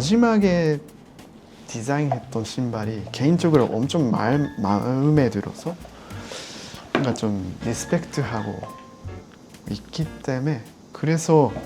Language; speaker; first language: Korean; non-native, fluent; Japanese